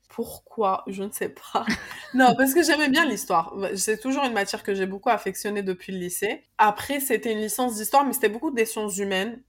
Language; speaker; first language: French; early bilingual, other home language; Arabic